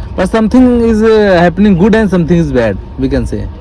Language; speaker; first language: English; non-native, local second language; Hindi